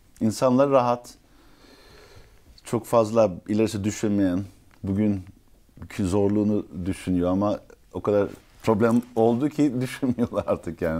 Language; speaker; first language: Turkish; early bilingual, heritage; Turkish